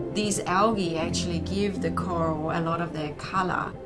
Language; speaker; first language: English; non-native, fluent; Danish